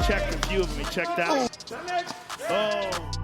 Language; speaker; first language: English; native; English